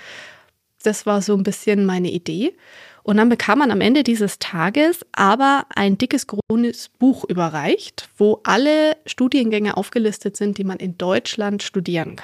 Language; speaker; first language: German; native; German